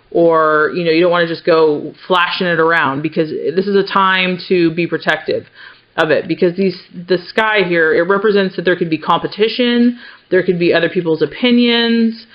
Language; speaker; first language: English; native; English